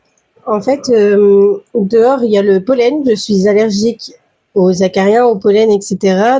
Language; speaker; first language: French; native; French